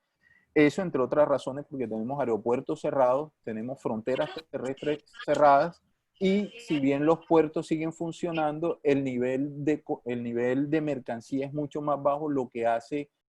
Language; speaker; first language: Spanish; native; Spanish